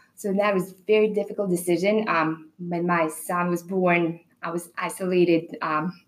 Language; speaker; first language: English; non-native, fluent; Russian